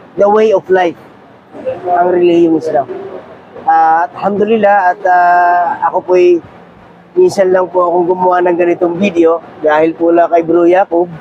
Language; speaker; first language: Filipino; native; Filipino